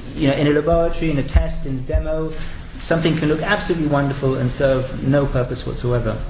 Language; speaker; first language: English; native; English